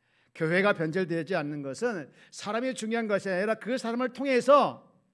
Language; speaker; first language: Korean; native; Korean